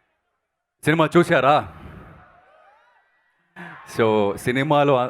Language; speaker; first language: Telugu; non-native, fluent; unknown